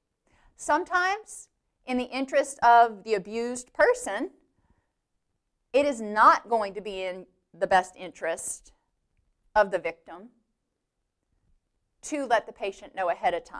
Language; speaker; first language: English; native; English